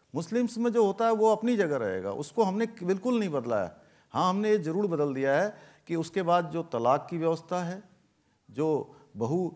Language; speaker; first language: Hindi; native; Hindi